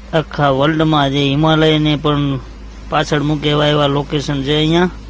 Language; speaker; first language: Gujarati; non-native, local second language; Kachhi